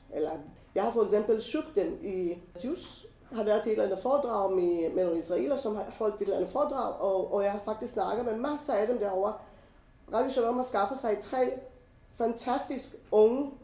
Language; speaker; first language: Danish; non-native, fluent; Hebrew